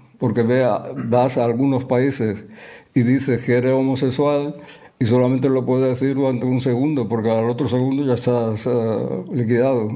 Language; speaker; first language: Spanish; native; Spanish